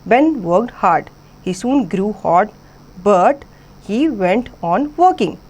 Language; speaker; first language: English; non-native, local second language; Hindi